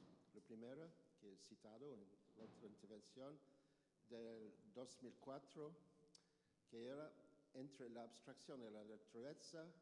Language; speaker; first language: Spanish; non-native, learner; English